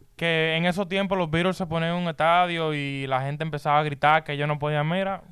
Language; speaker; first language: Spanish; native; Spanish